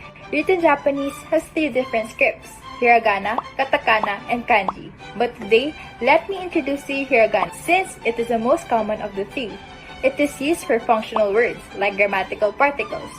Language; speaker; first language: English; non-native, local second language; Filipino